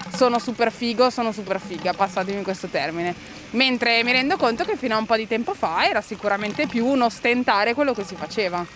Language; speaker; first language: Italian; native; Italian